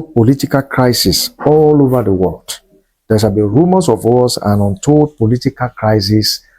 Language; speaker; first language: English; non-native, local second language; Yoruba